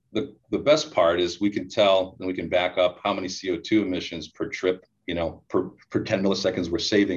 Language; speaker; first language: English; native; English